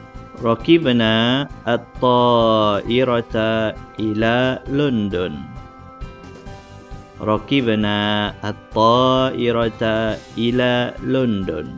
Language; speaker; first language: Arabic; non-native, fluent; Malay